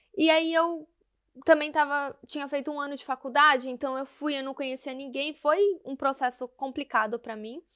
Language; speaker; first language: Portuguese; native; Portuguese